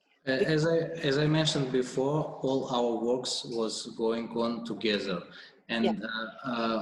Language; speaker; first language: English; non-native, learner; Russian